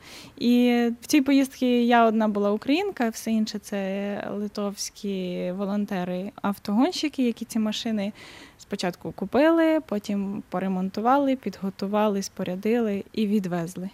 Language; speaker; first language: Ukrainian; native; Ukrainian